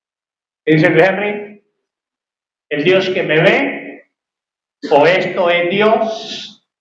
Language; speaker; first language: Spanish; native; Spanish